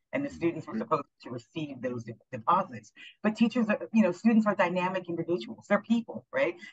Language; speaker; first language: English; native; English